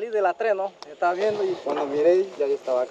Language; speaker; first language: Spanish; non-native, local second language; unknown